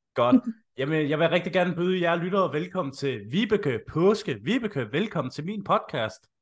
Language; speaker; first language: Danish; native; Danish